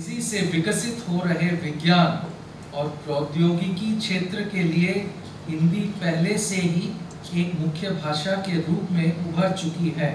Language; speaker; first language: Hindi; non-native, local second language; Bangla